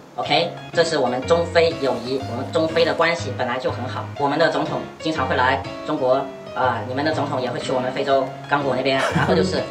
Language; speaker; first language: Chinese; non-native, fluent; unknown